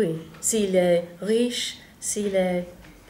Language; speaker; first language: French; non-native, fluent; English